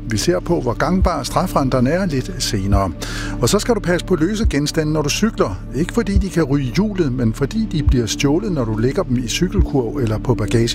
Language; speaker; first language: Danish; native; Danish